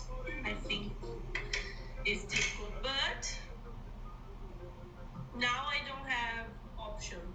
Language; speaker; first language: English; non-native, learner; Portuguese